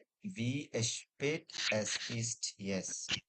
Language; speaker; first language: German; non-native, fluent; Bangla